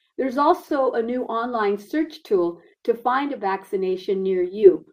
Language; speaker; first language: English; early bilingual, other home language; Spanish